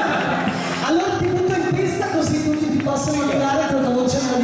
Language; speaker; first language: Italian; native; Italian